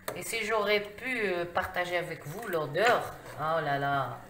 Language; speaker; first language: French; non-native, local second language; Arabic